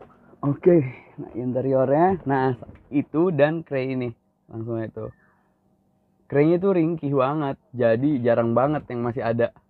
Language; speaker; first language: Indonesian; native; Indonesian